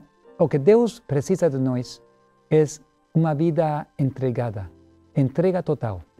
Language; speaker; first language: Portuguese; non-native, learner; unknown